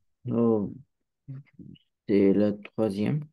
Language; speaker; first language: French; non-native, learner; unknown